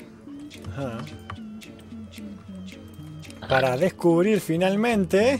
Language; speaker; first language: Spanish; native; Spanish